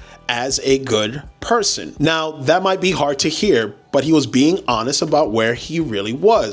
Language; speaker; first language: English; native; English